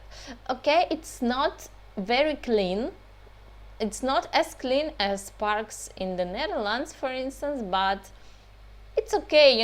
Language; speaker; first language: English; non-native, fluent; Russian